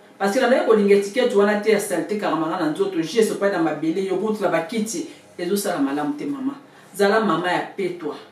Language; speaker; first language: Lingala; native; Lingala